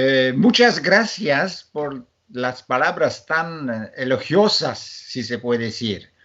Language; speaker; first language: Spanish; non-native, fluent; Polish